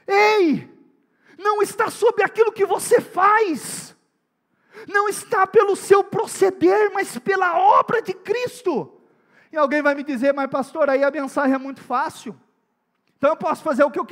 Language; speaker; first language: Portuguese; native; Portuguese